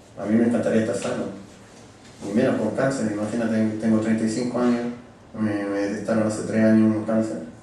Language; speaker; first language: Spanish; native; Spanish